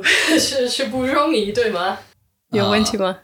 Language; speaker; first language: Chinese; non-native, learner; English